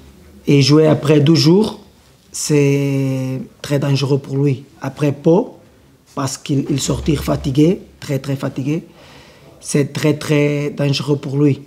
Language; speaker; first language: French; non-native, learner; Portuguese